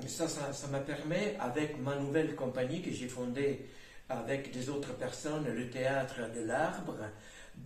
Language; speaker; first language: French; non-native, fluent; Italian